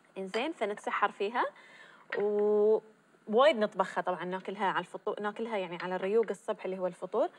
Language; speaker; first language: Arabic; native; Arabic